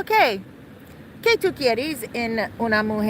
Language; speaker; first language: Spanish; non-native, learner; English